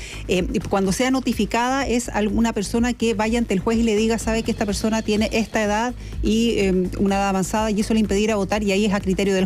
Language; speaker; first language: Spanish; native; Spanish